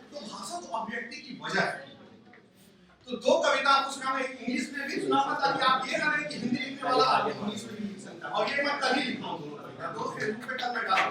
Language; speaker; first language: Hindi; native; Hindi